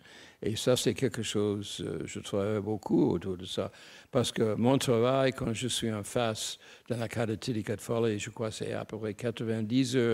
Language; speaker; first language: French; non-native, fluent; English